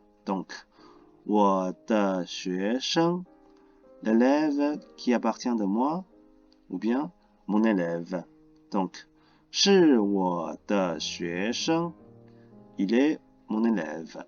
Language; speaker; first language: French; non-native, fluent; Chinese